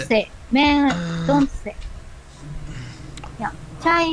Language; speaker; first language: English; non-native, learner; Japanese